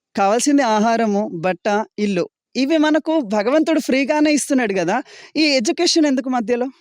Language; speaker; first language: Telugu; native; Telugu